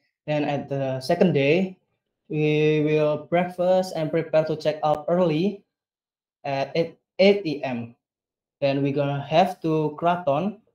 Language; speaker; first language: English; non-native, learner; Indonesian